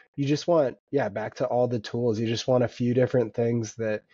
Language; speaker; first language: English; native; English